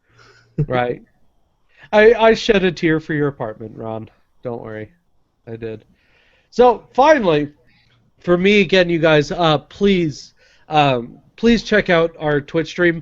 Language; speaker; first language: English; native; English